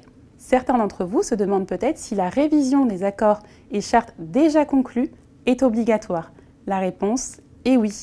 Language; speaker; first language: French; native; French